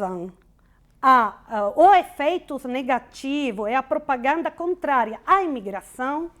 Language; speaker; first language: Portuguese; non-native, fluent; Italian